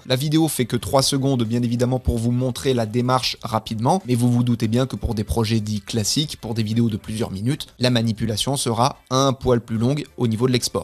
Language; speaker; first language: French; native; French